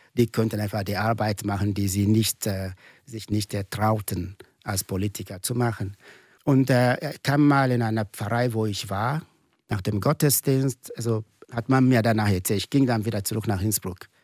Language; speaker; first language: German; non-native, fluent; Igbo